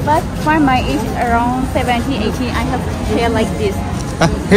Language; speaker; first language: English; non-native, learner; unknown